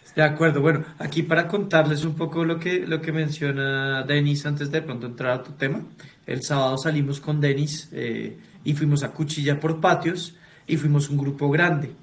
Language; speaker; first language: Spanish; native; Spanish